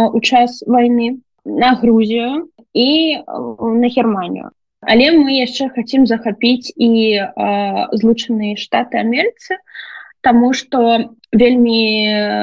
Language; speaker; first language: Belarusian; native; Belarusian